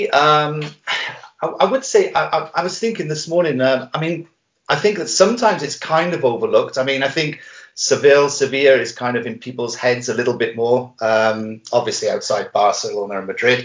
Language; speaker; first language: English; native; English